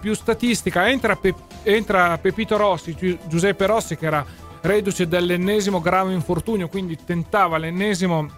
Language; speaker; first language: Italian; native; Italian